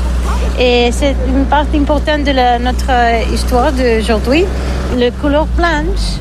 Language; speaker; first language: French; non-native, learner; Catalan